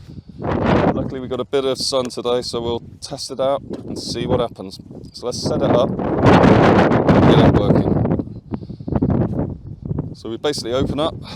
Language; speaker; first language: English; native; English